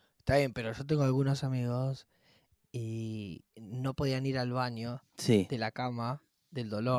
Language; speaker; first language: Spanish; native; Spanish